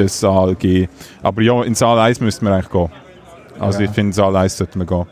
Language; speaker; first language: German; native; German